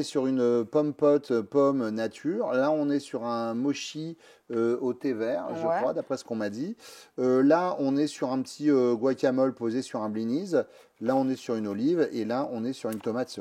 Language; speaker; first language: French; native; French